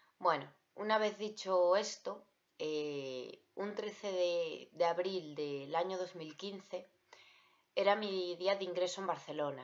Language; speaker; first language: Spanish; native; Spanish